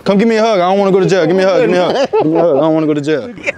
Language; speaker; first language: English; native; English